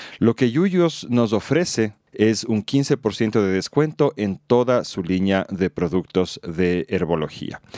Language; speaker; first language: Spanish; native; Spanish